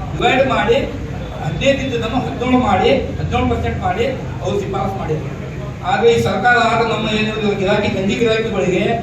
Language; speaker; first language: Kannada; non-native, local second language; Lambadi